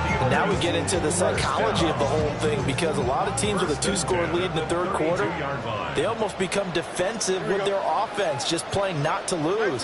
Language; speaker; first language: English; native; English